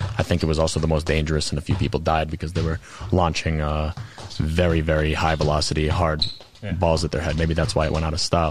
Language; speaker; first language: English; native; English